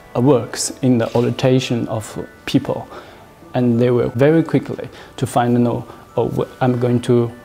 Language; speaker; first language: English; non-native, learner; Chinese